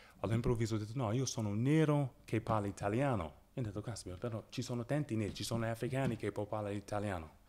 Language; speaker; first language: Italian; non-native, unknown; English